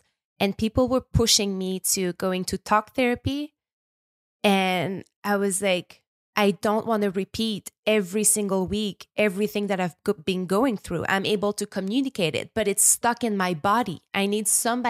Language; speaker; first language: English; non-native, fluent; French